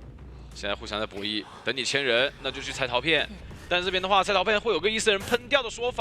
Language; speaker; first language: Chinese; native; Chinese